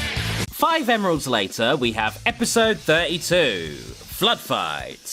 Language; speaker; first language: English; native; English